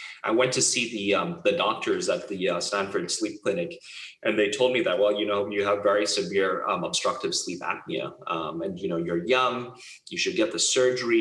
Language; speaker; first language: English; non-native, local second language; Cantonese